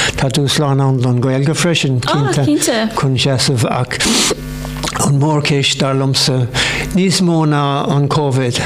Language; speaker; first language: Irish; non-native, local second language; English